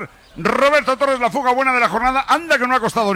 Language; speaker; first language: Spanish; native; Spanish